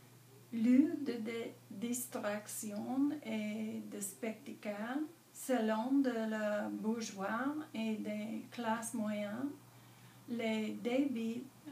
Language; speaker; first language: French; non-native, learner; English